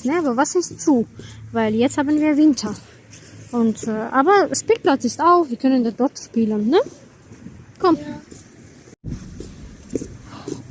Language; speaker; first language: German; non-native, fluent; Tajik